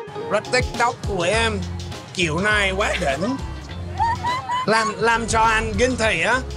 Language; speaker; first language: Vietnamese; non-native, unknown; English